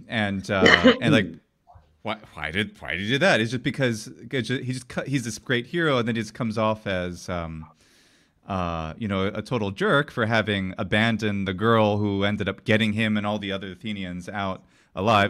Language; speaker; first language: English; native; English